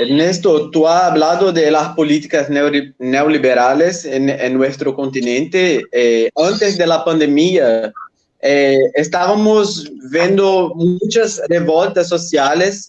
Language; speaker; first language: Spanish; non-native, fluent; Portuguese